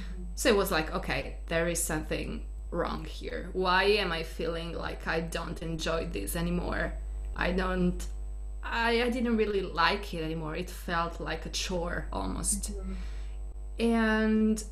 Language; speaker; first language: English; non-native, fluent; Italian